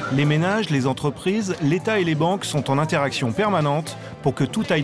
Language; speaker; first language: French; native; French